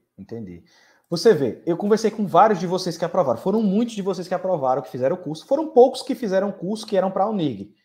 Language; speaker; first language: Portuguese; native; Portuguese